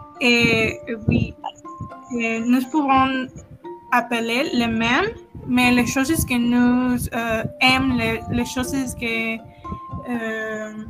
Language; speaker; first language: French; non-native, learner; Spanish